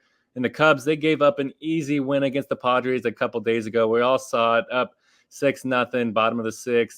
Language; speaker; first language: English; native; English